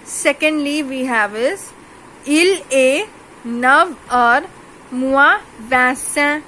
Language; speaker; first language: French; non-native, fluent; Hindi